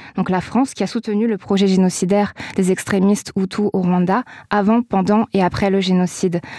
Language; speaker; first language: French; native; French